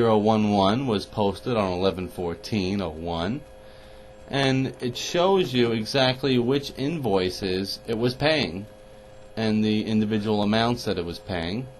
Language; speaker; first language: English; native; English